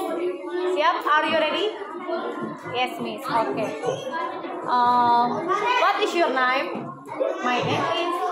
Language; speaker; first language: English; non-native, fluent; Indonesian